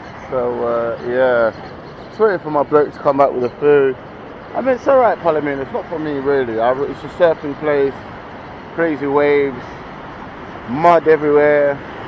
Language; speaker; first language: English; native; English